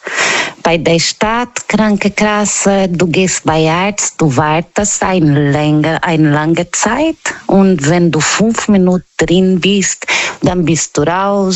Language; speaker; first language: German; non-native, learner; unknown